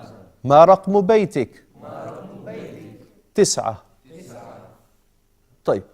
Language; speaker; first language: Arabic; non-native, fluent; English